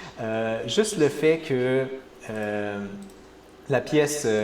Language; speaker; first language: French; native; French